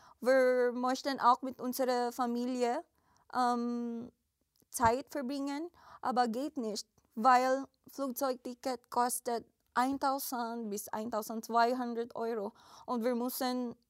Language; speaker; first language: German; non-native, learner; Filipino